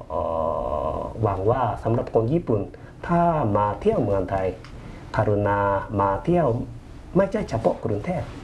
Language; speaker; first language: Thai; non-native, fluent; Japanese